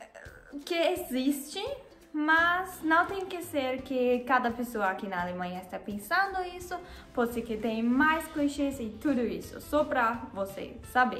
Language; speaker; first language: Portuguese; non-native, learner; German